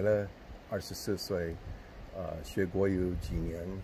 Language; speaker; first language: Chinese; non-native, fluent; English